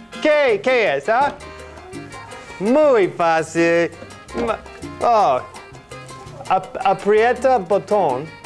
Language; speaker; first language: Spanish; non-native, learner; English